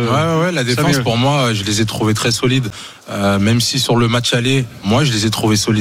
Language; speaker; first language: French; native; French